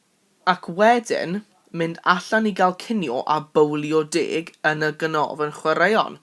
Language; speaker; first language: Welsh; non-native, local second language; English